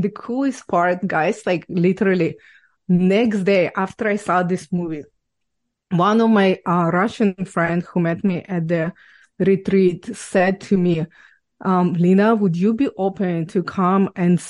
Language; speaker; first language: English; non-native, fluent; Ukrainian